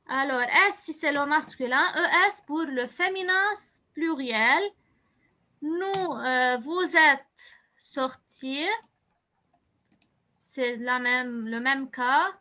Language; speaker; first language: French; non-native, local second language; Arabic